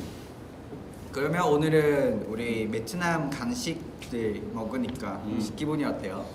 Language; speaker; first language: Korean; non-native, fluent; Vietnamese